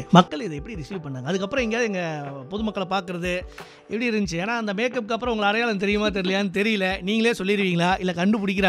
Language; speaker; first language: Tamil; native; Tamil